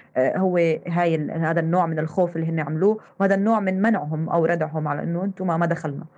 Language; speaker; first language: Arabic; native; Arabic